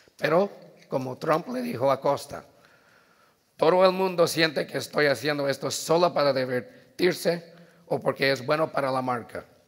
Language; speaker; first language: Spanish; early bilingual, heritage; Spanish